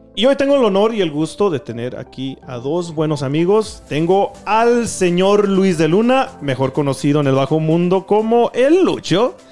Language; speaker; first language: Spanish; early bilingual, heritage; Spanish